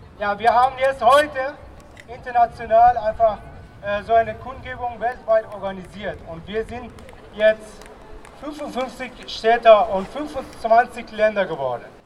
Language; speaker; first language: German; non-native, learner; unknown